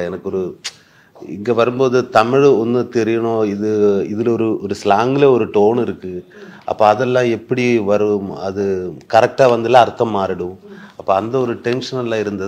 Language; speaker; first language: Tamil; non-native, learner; Malayalam